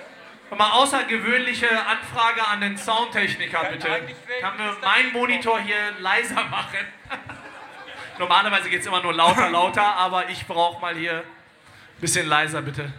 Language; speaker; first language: German; native; German